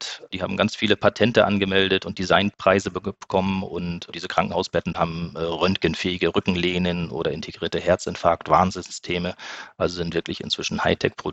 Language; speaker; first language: German; native; German